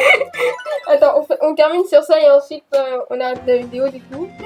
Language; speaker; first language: French; native; French